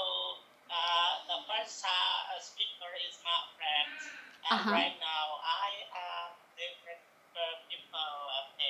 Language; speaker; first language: English; non-native, fluent; Indonesian